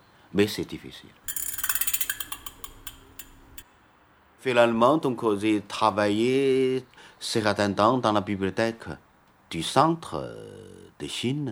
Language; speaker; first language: French; non-native, learner; Chinese